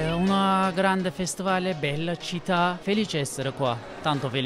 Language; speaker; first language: Italian; non-native, learner; Turkish